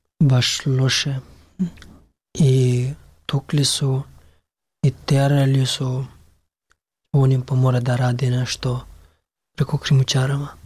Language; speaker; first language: Serbian; non-native, learner; Pashto